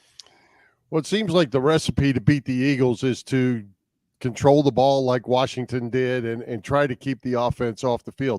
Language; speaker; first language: English; native; English